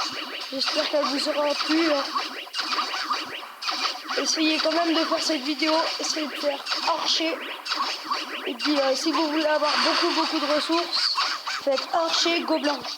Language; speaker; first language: French; native; French